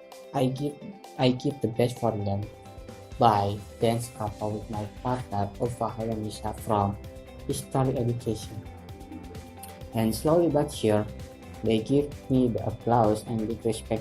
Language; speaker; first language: English; non-native, learner; Indonesian